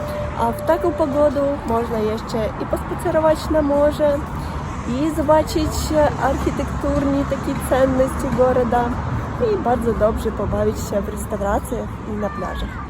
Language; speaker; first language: Polish; non-native, learner; Russian